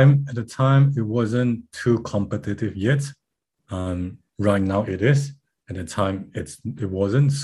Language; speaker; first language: English; non-native, local second language; Chinese